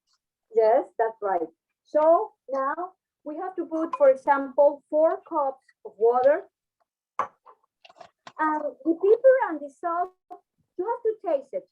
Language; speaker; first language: English; non-native, fluent; Spanish